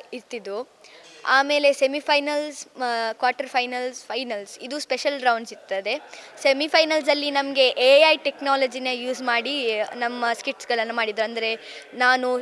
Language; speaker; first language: Kannada; native; Kannada